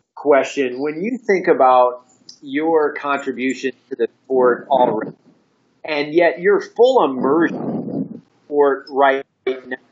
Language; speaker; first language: English; native; English